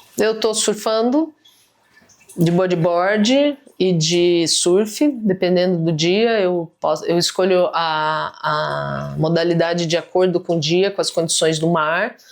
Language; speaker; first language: Portuguese; native; Portuguese